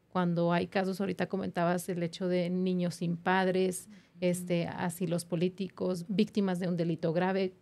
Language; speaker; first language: Spanish; native; Spanish